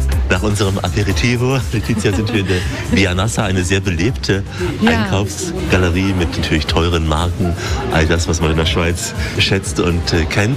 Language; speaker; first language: German; native; German